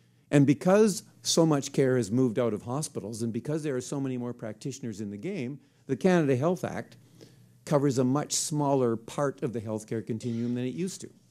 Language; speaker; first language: English; native; English